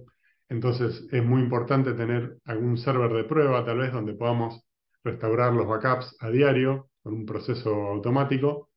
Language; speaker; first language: Spanish; native; Spanish